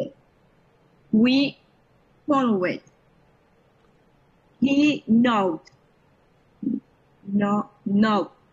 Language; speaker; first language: English; non-native, learner; Spanish